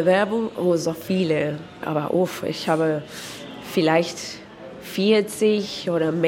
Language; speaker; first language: German; non-native, learner; Spanish